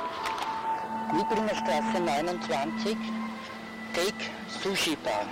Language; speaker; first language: German; native; German